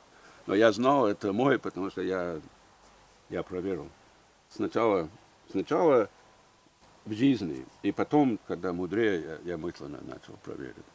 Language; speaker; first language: Russian; early bilingual, heritage; English